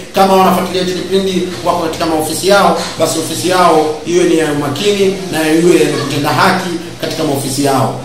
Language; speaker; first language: Swahili; native; Swahili